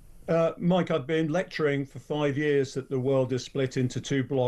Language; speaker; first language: English; native; English